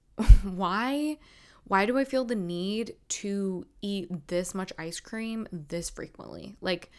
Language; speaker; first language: English; native; English